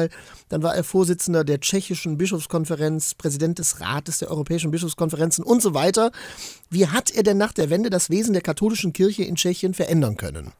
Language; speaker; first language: German; native; German